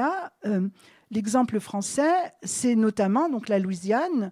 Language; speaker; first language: French; native; French